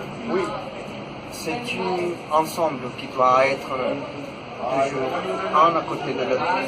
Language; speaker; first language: French; non-native, fluent; Spanish